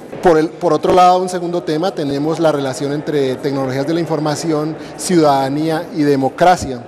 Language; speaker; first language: Spanish; native; Spanish